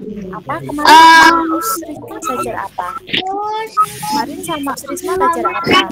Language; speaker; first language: Indonesian; native; Indonesian